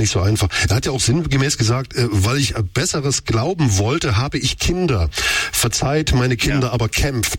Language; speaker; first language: German; native; German